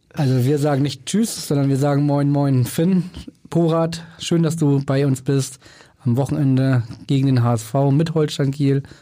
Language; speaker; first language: German; native; German